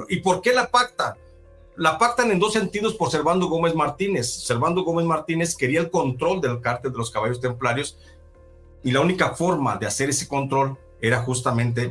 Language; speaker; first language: Spanish; native; Spanish